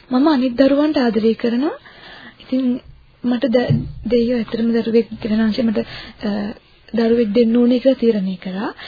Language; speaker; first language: Sinhala; non-native, local second language; Tamil